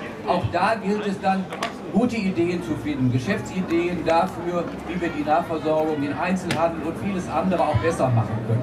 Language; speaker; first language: German; native; German